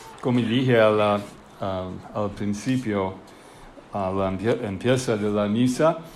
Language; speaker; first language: Spanish; non-native, fluent; English